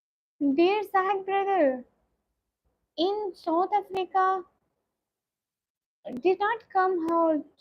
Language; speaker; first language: English; non-native, learner; Punjabi